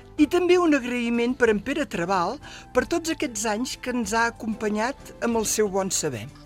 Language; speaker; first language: Catalan; native; Catalan